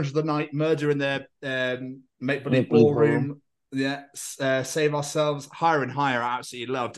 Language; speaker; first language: English; native; English